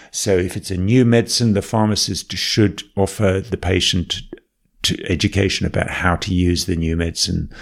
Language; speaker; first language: English; native; English